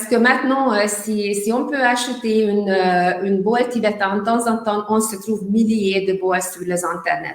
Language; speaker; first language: French; non-native, learner; Hungarian